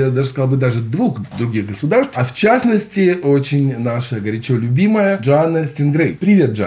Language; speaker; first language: Russian; native; Russian